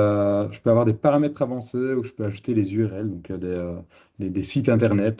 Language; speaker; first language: French; native; French